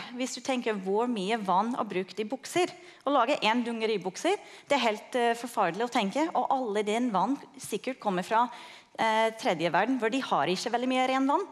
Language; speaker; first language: Norwegian; non-native, fluent; English